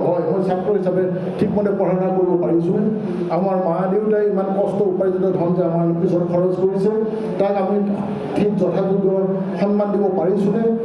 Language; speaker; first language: Assamese; non-native, local second language; Karbi